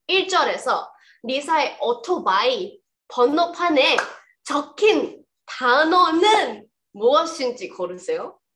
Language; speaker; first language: Korean; non-native, fluent; Thai